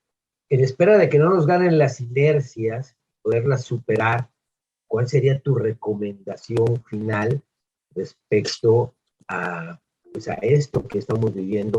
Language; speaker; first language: Spanish; native; Spanish